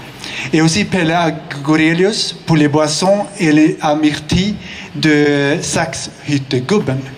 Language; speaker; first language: French; non-native, fluent; Swedish